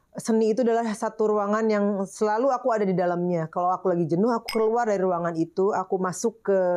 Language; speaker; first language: Indonesian; native; Indonesian